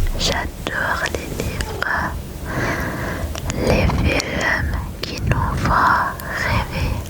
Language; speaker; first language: French; non-native, learner; German